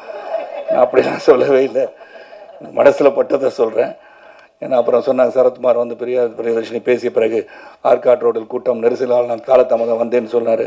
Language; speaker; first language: Tamil; native; Tamil